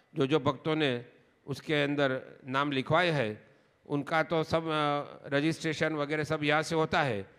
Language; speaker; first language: Hindi; non-native, local second language; Gujarati